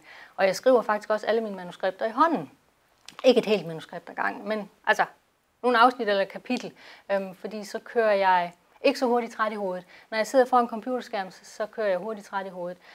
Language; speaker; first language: Danish; native; Danish